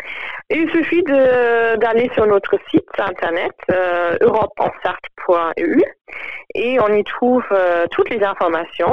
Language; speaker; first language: French; non-native, fluent; German